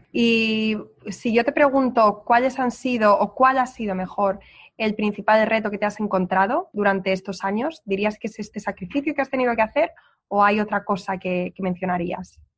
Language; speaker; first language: Spanish; native; Spanish